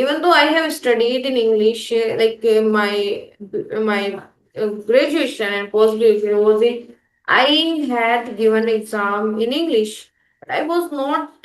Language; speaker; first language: English; non-native, local second language; Hindi